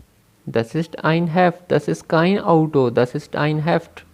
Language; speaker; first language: German; non-native, fluent; Urdu